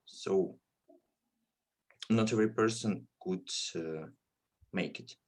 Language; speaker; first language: English; non-native, fluent; Russian